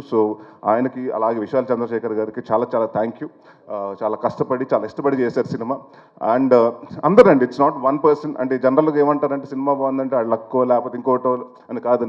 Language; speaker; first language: Telugu; native; Telugu